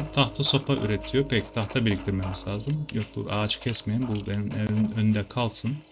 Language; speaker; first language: Turkish; early bilingual, heritage; Turkish